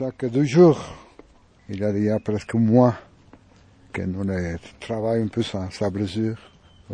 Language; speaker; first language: French; non-native, learner; Spanish